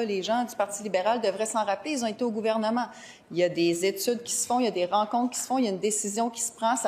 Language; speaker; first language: French; native; French